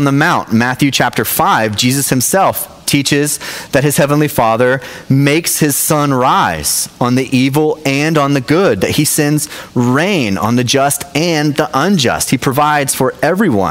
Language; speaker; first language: English; native; English